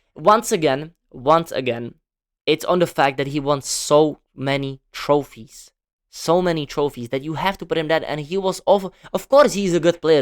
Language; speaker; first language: English; non-native, fluent; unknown